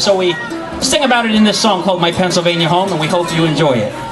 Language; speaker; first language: English; native; English